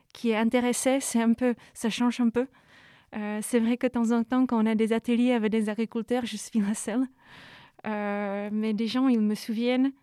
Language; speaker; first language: French; non-native, fluent; Czech